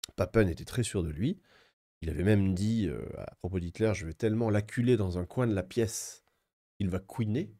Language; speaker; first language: French; native; French